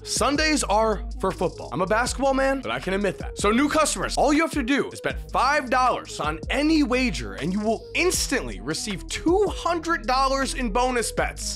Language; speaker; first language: English; native; English